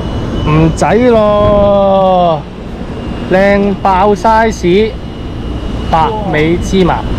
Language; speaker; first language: Chinese; native; Chinese